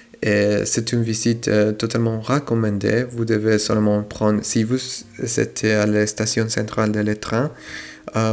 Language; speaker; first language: French; non-native, fluent; Spanish